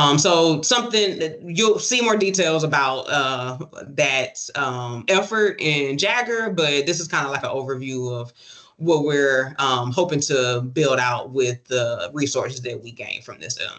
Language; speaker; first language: English; native; English